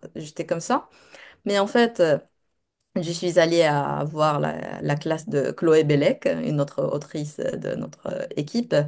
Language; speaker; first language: French; non-native, fluent; Japanese